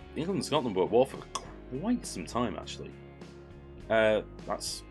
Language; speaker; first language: English; native; English